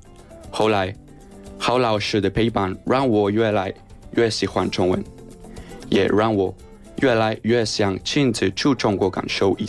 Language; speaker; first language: Chinese; non-native, fluent; Spanish